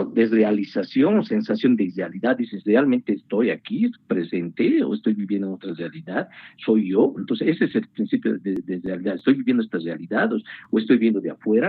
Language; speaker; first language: Spanish; native; Spanish